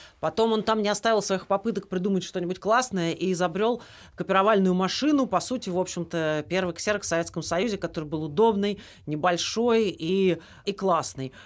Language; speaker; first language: Russian; native; Russian